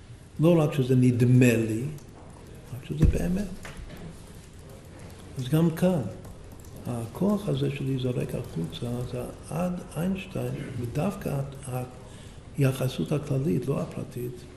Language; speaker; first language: Hebrew; non-native, fluent; English